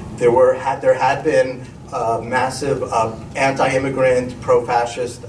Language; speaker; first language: English; native; English